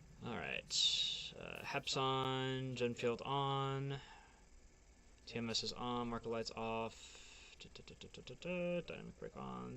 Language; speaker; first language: English; native; English